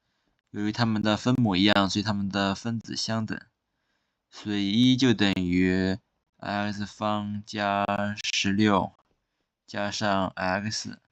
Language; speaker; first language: Chinese; native; Chinese